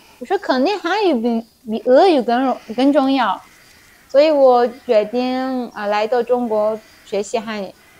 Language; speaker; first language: Chinese; non-native, fluent; Persian